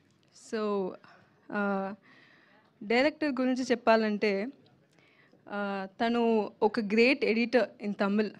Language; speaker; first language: Telugu; non-native, local second language; Tamil